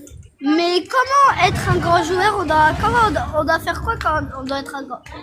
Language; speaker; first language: French; early bilingual, other home language; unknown